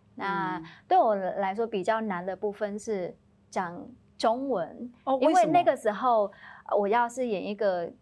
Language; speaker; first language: Chinese; non-native, fluent; Vietnamese